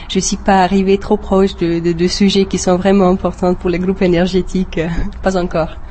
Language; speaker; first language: French; non-native, fluent; Romanian